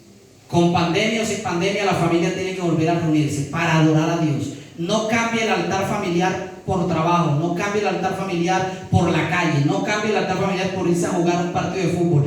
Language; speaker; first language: Spanish; native; Spanish